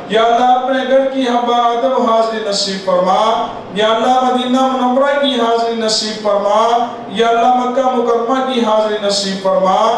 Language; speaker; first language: Urdu; non-native, local second language; Punjabi